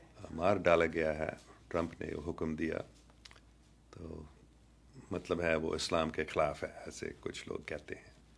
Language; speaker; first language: Urdu; non-native, local second language; English